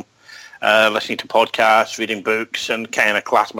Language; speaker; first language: English; native; English